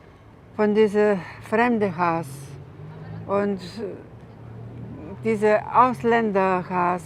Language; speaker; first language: German; non-native, fluent; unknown